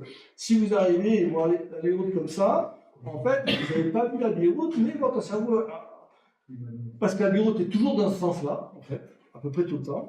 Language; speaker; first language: French; native; French